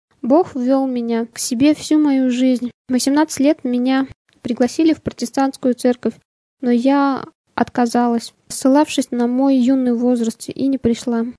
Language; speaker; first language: Russian; native; Russian